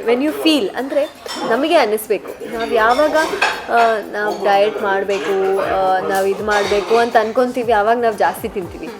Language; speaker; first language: Kannada; non-native, local second language; Kodava